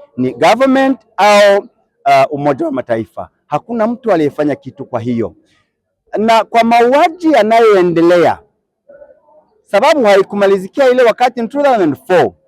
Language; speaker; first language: Swahili; non-native, local second language; Kinyarwanda